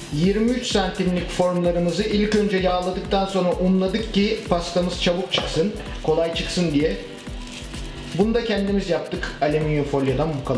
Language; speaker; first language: Turkish; native; Turkish